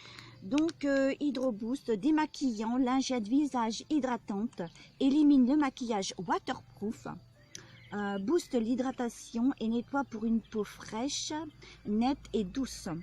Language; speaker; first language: French; native; French